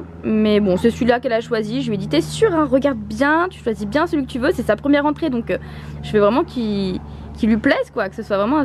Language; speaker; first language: French; native; French